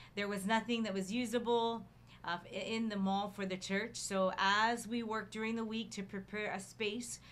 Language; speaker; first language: English; native; English